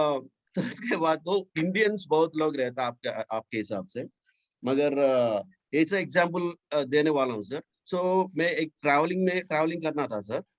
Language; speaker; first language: Hindi; non-native, local second language; Telugu